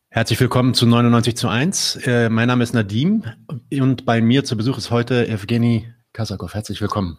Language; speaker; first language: German; native; German